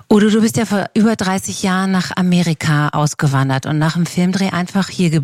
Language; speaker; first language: German; native; German